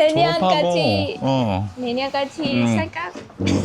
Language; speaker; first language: Korean; non-native, learner; Vietnamese